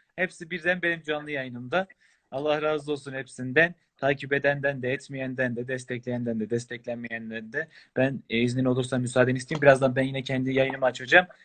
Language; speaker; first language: Turkish; native; Turkish